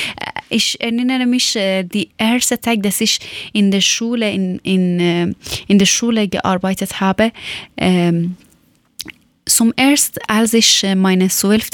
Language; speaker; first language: German; non-native, learner; Persian